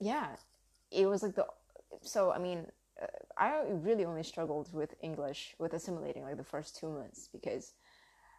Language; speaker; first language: English; early bilingual, other home language; Indonesian